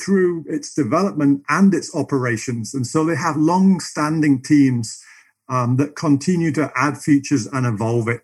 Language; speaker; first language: English; native; English